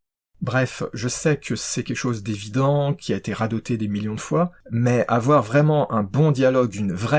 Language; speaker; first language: French; native; French